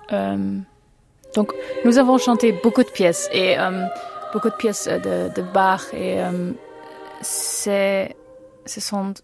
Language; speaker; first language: French; non-native, learner; Dutch